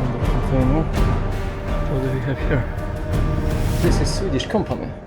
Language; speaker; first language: English; non-native, fluent; Polish